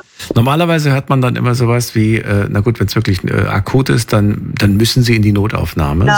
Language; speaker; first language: German; native; German